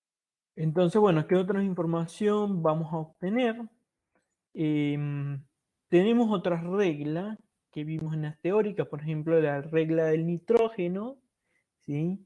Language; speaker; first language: Spanish; native; Spanish